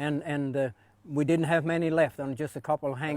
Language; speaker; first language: English; native; English